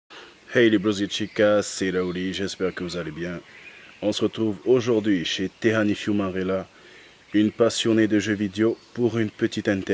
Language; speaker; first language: French; native; French